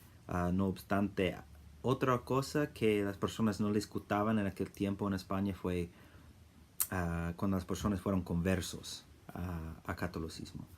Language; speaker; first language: Spanish; non-native, fluent; English